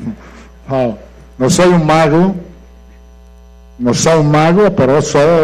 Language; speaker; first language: Portuguese; non-native, fluent; Italian